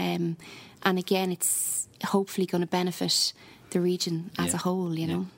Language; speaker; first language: English; native; English